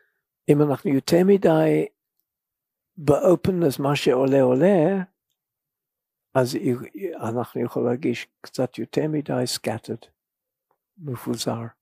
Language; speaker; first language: Hebrew; non-native, fluent; English